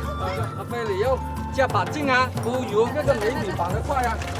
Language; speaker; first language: Chinese; non-native, local second language; Cantonese